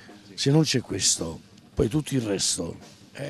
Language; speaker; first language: Italian; native; Italian